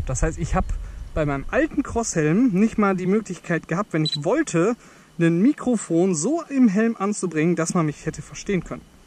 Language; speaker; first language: German; native; German